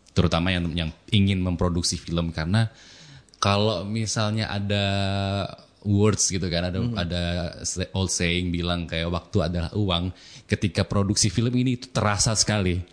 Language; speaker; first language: Indonesian; native; Indonesian